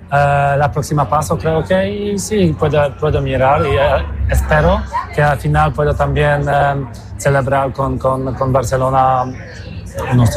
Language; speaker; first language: Spanish; non-native, fluent; Polish